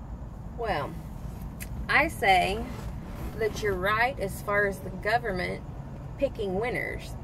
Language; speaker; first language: English; native; English